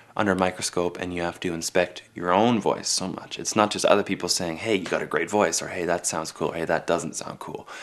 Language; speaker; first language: English; native; English